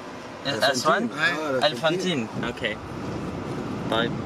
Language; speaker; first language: Arabic; non-native, learner; English